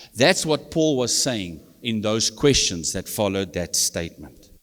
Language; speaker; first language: English; non-native, local second language; Afrikaans